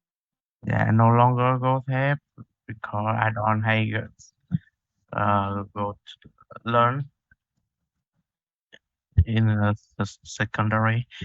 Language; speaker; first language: English; non-native, learner; Vietnamese